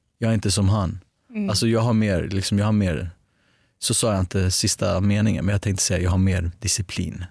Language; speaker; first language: Swedish; early bilingual, other home language; Armenian